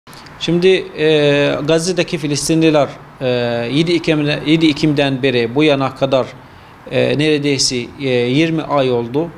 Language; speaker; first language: Turkish; non-native, fluent; Arabic